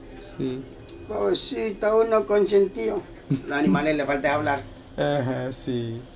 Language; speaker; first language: Spanish; native; Spanish